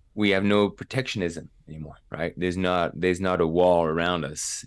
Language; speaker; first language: English; non-native, fluent; French